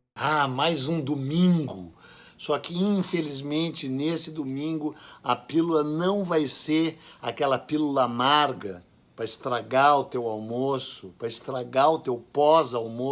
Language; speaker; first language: Portuguese; native; Portuguese